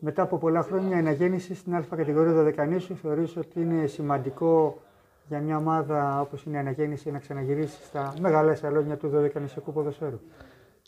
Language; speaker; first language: Greek; native; Greek